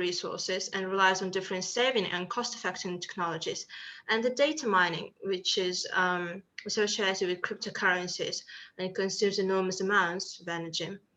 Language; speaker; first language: English; non-native, fluent; Russian